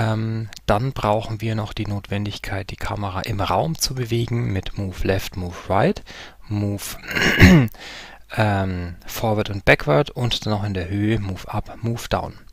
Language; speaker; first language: German; native; German